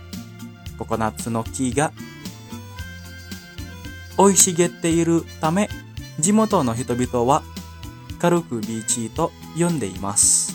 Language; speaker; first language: Japanese; non-native, fluent; Indonesian